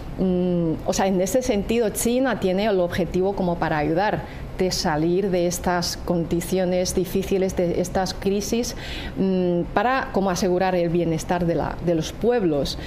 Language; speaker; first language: Spanish; non-native, fluent; Chinese